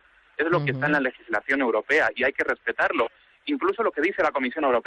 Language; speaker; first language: Spanish; native; Spanish